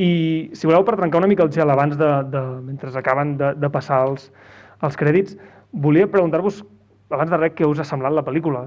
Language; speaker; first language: Catalan; native; Catalan